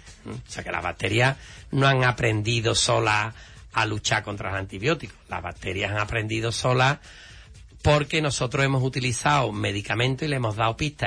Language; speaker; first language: Spanish; native; Spanish